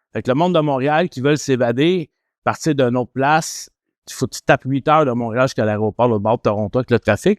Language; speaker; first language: French; native; French